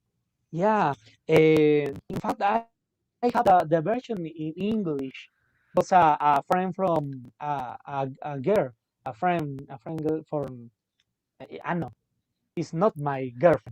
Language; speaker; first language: English; non-native, local second language; Spanish